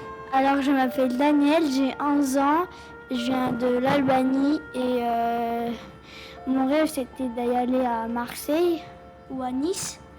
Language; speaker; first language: French; early bilingual, other home language; Albanian